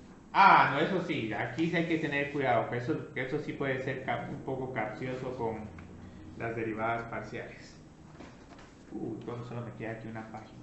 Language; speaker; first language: Spanish; native; Spanish